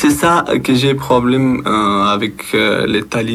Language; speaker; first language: French; non-native, learner; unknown